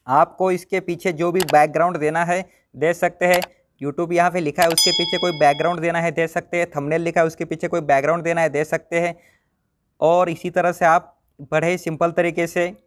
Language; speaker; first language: Hindi; non-native, local second language; Marathi